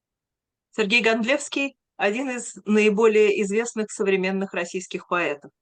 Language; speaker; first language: Russian; native; Russian